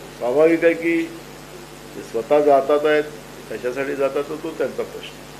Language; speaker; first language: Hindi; non-native, local second language; Marathi